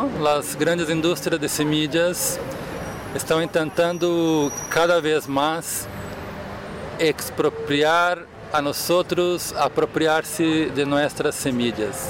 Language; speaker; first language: Spanish; non-native, fluent; Portuguese